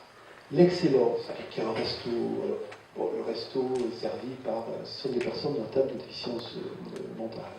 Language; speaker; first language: French; native; French